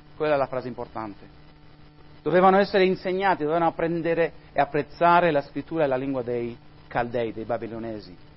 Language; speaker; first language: Italian; non-native, fluent; Spanish